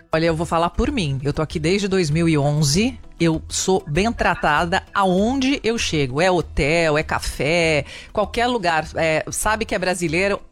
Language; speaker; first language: Portuguese; native; Portuguese